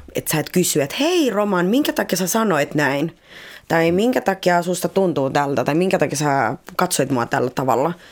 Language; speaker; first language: Finnish; early bilingual, other home language; Spanish